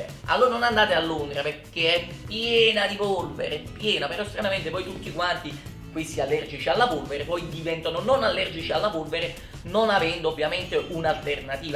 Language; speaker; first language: Italian; native; Italian